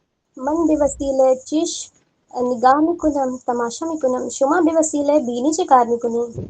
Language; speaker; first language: Persian; non-native, learner; Urdu